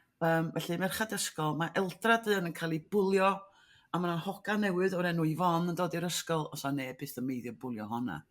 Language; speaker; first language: Welsh; native; Welsh